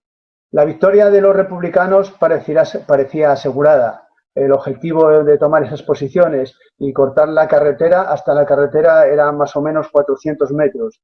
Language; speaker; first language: Spanish; native; Spanish